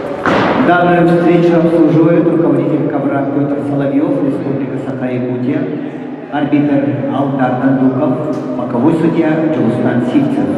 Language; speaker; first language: Russian; native; Russian